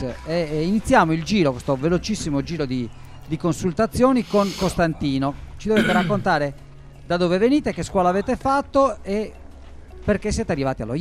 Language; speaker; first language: Italian; native; Italian